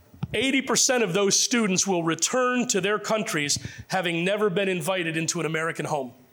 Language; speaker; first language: English; native; English